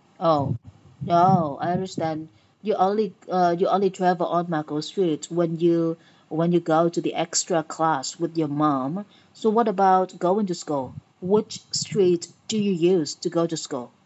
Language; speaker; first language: English; non-native, fluent; Vietnamese